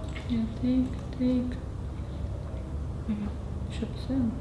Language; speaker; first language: English; non-native, learner; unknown